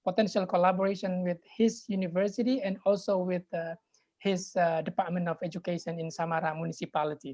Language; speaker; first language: English; non-native, fluent; Indonesian